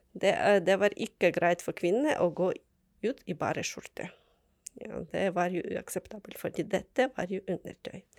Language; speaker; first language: Norwegian; non-native, fluent; Ukrainian